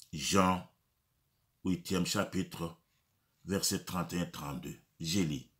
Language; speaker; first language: French; non-native, local second language; Lingala